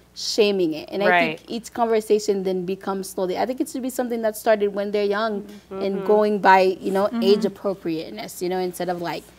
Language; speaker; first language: English; early bilingual, other home language; Haitian Creole